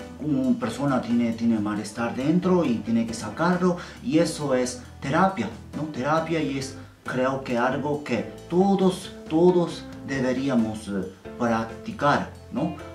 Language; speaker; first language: Spanish; non-native, learner; Japanese